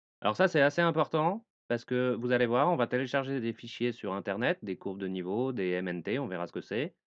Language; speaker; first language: French; native; French